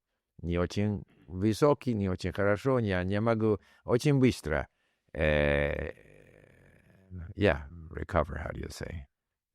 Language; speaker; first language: Russian; non-native, learner; English